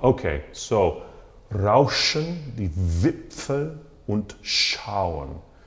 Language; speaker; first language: German; non-native, fluent; English